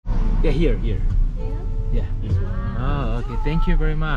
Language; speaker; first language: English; non-native, learner; Korean